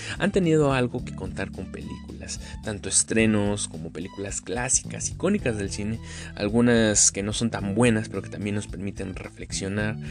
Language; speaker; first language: Spanish; native; Spanish